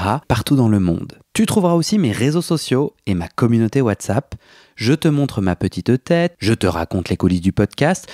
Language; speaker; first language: French; native; French